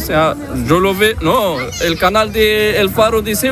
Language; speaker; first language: Spanish; non-native, learner; Arabic